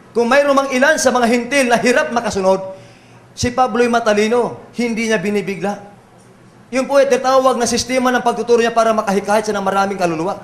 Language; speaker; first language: Filipino; native; Filipino